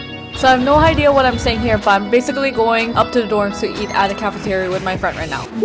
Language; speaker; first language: English; native; English